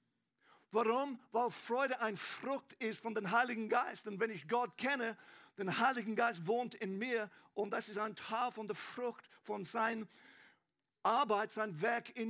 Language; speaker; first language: German; non-native, learner; English